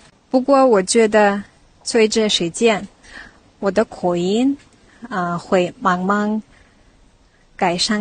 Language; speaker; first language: Chinese; non-native, learner; Yakut